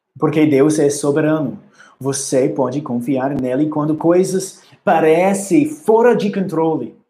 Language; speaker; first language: Portuguese; non-native, learner; English